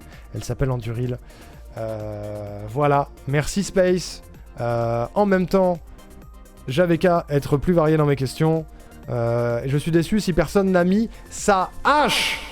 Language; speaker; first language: French; native; French